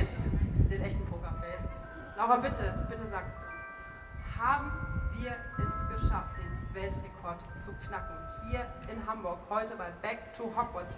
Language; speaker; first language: German; native; German